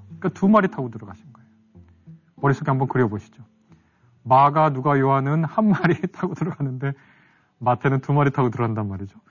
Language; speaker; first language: Korean; native; Korean